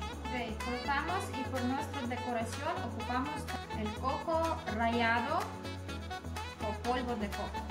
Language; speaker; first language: Spanish; non-native, learner; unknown